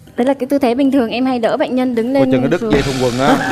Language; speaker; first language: Vietnamese; native; Vietnamese